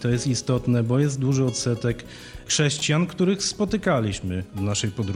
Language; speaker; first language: Polish; native; Polish